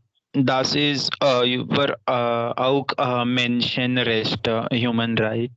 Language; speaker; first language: German; non-native, learner; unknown